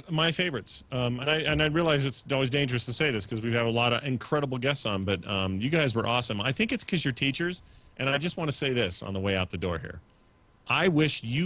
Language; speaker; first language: English; native; English